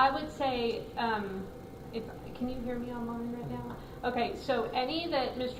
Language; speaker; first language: English; native; English